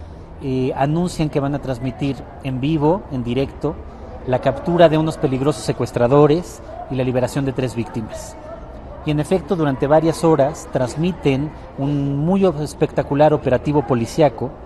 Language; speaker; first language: Spanish; native; Spanish